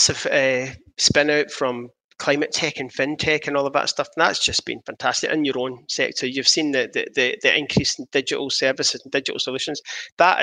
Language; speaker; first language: English; native; English